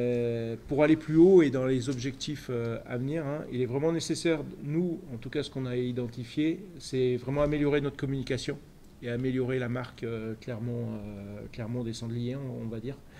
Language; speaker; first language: French; native; French